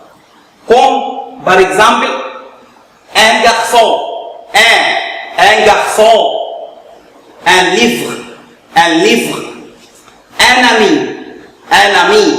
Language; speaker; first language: French; non-native, fluent; Arabic